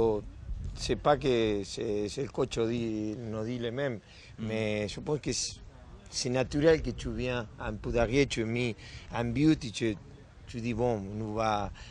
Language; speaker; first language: French; non-native, learner; Spanish